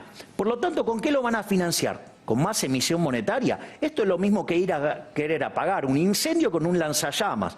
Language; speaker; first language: Spanish; native; Spanish